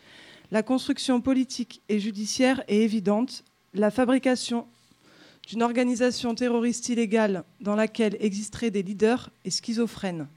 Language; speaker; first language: French; native; French